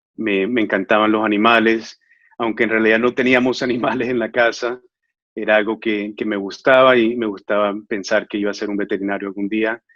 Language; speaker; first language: Spanish; native; Spanish